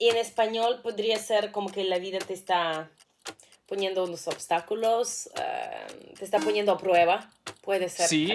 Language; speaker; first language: Spanish; non-native, fluent; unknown